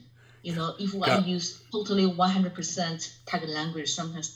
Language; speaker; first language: English; non-native, fluent; Chinese